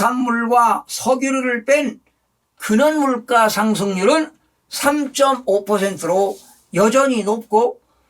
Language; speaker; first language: Korean; native; Korean